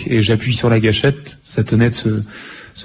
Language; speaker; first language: French; native; French